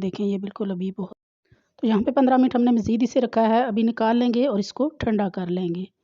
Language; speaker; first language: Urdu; non-native, local second language; Pahari-Potwari